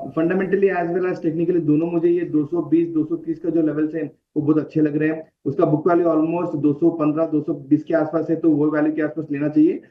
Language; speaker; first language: Hindi; non-native, local second language; Kannada